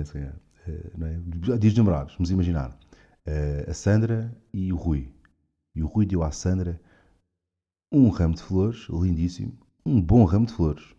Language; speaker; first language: Portuguese; native; Portuguese